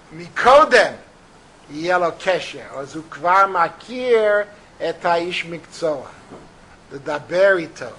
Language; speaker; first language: Hebrew; non-native, fluent; English